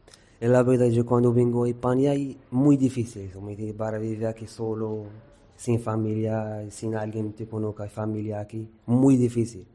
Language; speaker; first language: Spanish; non-native, learner; Arabic